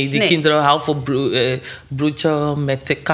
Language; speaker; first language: Dutch; non-native, learner; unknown